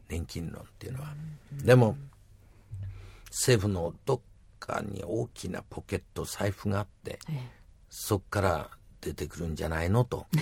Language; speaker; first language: Japanese; native; Japanese